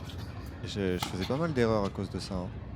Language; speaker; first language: French; native; French